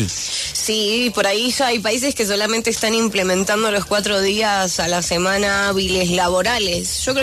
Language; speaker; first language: Spanish; native; Spanish